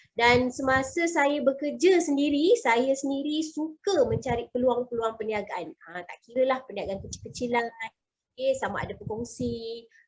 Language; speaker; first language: Malay; native; Malay